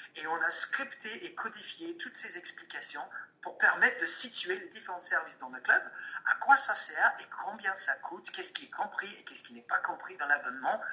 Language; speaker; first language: French; non-native, fluent; English